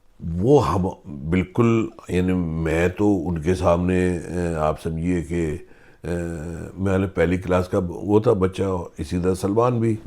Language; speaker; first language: Urdu; native; Urdu